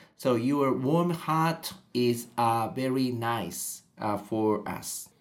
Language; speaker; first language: English; non-native, learner; Japanese